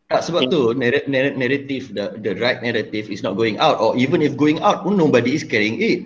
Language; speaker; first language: English; non-native, local second language; Malay